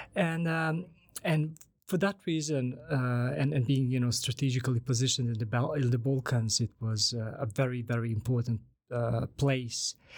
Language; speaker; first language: English; non-native, fluent; Bosnian